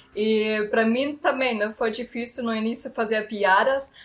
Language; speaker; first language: Portuguese; non-native, fluent; German